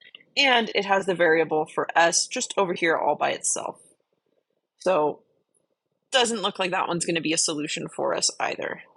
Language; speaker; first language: English; native; English